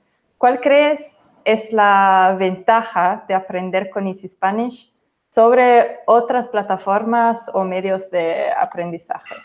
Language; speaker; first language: Spanish; non-native, fluent; English